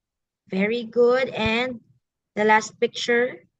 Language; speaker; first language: English; non-native, fluent; Filipino